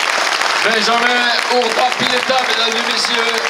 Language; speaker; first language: French; native; French